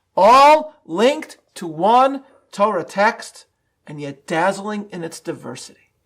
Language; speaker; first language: English; native; English